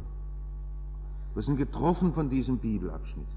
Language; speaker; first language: German; native; German